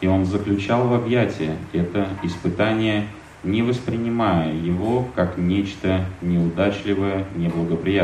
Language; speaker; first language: Russian; native; Russian